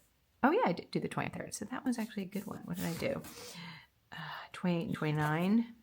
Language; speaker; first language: English; native; English